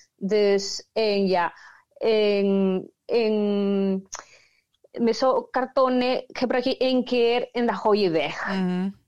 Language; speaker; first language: Dutch; non-native, learner; Spanish